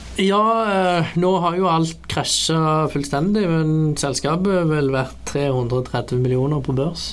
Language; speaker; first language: Norwegian; early bilingual, other home language; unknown